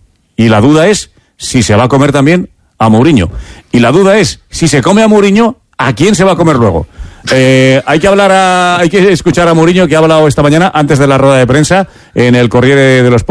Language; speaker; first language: Spanish; native; Spanish